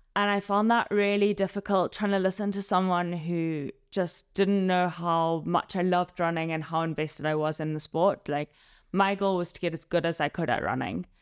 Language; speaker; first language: English; native; English